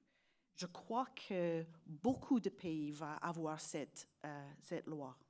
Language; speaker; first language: French; non-native, learner; English